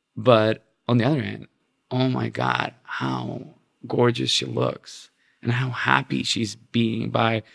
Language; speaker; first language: English; non-native, fluent; Spanish